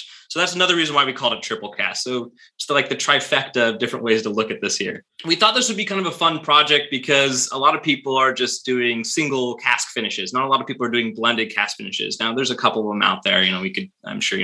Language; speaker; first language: English; native; English